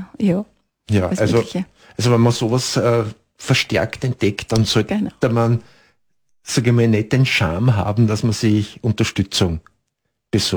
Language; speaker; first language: German; native; German